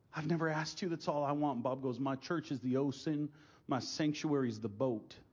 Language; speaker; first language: English; native; English